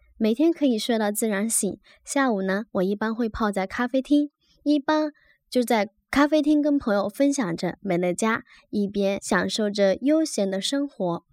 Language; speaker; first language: Chinese; native; Chinese